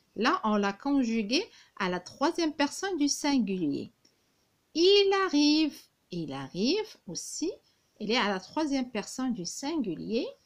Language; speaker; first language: French; non-native, local second language; Arabic